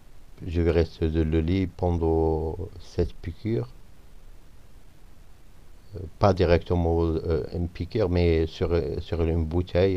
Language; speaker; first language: French; non-native, fluent; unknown